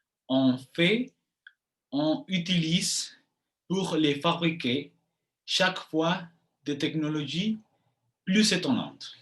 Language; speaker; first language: French; non-native, fluent; Spanish